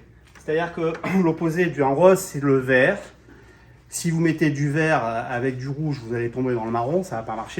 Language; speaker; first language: French; native; French